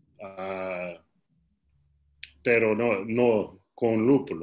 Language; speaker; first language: Spanish; non-native, learner; English